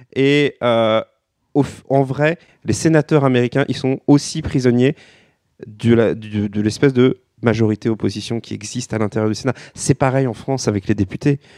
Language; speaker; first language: French; native; French